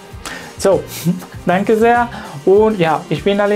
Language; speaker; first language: German; non-native, learner; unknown